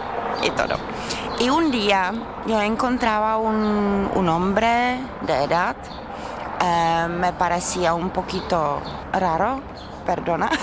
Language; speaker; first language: Spanish; non-native, learner; Czech